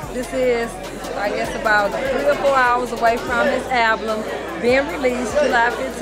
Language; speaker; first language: English; native; English